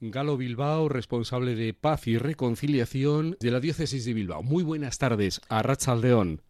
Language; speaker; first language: Spanish; native; Spanish